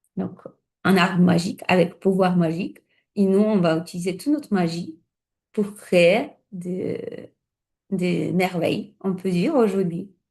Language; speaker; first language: French; non-native, fluent; Polish